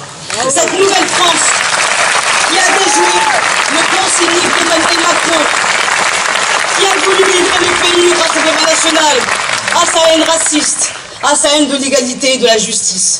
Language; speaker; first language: French; native; French